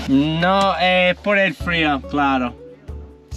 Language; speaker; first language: Spanish; non-native, learner; English